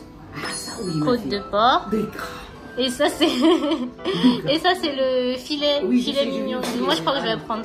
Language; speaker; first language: French; native; French